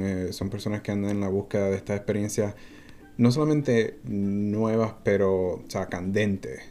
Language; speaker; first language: Spanish; native; Spanish